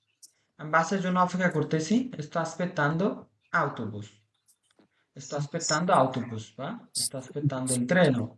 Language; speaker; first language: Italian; non-native, learner; Bangla